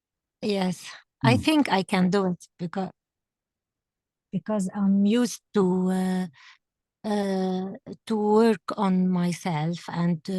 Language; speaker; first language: English; non-native, fluent; Arabic